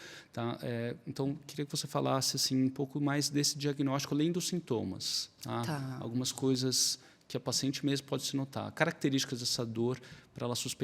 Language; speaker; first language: Portuguese; native; Portuguese